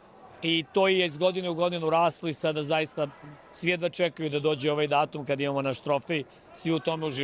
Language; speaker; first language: Serbian; native; Serbian